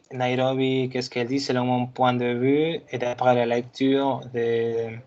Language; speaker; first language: French; non-native, fluent; Spanish